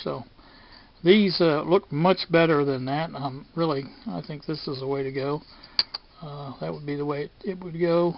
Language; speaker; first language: English; native; English